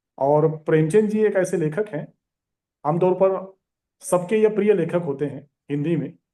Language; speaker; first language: Hindi; non-native, local second language; Marathi